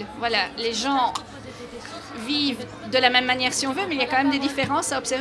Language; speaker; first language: French; native; French